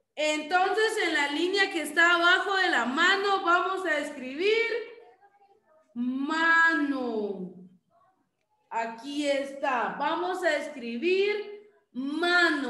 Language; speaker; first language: Spanish; native; Spanish